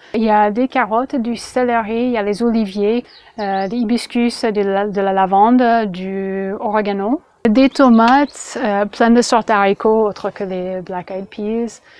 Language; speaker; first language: French; non-native, fluent; English